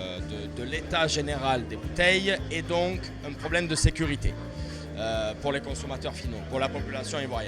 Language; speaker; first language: French; native; French